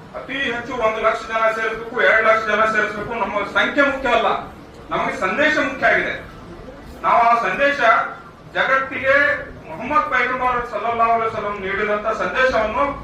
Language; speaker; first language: Kannada; non-native, local second language; Urdu